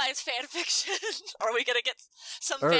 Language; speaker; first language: English; native; English